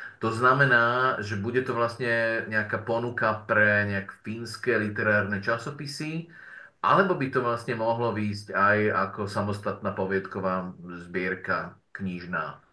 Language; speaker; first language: Slovak; native; Slovak